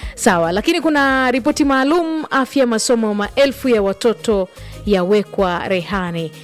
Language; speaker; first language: Swahili; native; Swahili